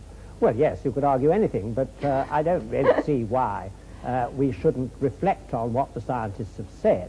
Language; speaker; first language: English; native; English